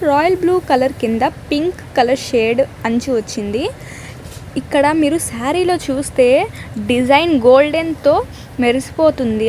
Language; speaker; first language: Telugu; non-native, local second language; Urdu